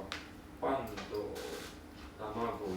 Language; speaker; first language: Japanese; non-native, learner; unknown